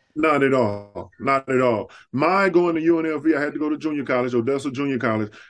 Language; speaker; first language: English; native; English